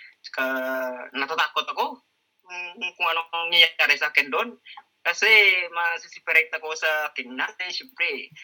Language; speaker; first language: Filipino; non-native, local second language; Hiligaynon